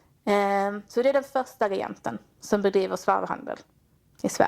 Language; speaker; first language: Swedish; native; Swedish